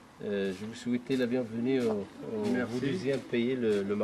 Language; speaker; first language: French; non-native, local second language; Arabic